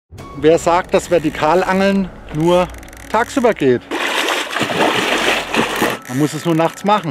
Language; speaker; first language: German; native; German